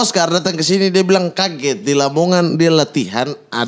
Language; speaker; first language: Indonesian; native; Indonesian